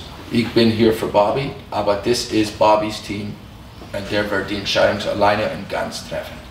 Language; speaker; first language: German; non-native, fluent; English